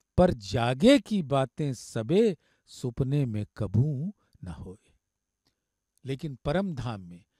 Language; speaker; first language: Hindi; native; Hindi